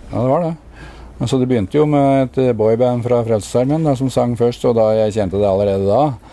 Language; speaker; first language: Norwegian; native; Norwegian